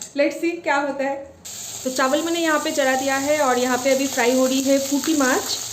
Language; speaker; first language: Hindi; non-native, local second language; Bangla